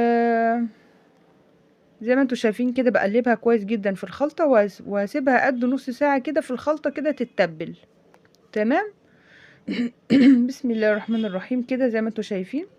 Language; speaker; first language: Arabic; native; Arabic